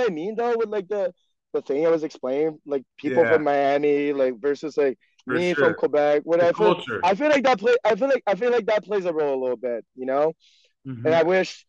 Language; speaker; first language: English; non-native, fluent; French